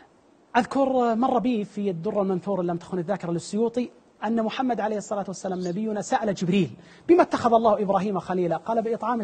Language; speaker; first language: Arabic; native; Arabic